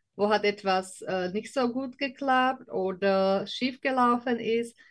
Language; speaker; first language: German; non-native, learner; Slovak